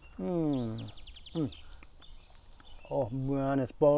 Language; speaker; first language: Indonesian; non-native, learner; English